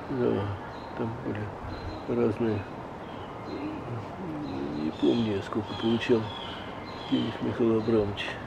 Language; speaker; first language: Russian; native; Russian